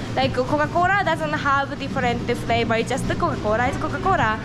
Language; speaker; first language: English; non-native, fluent; Japanese